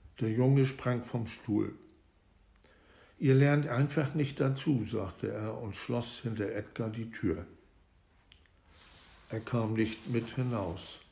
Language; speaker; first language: German; native; German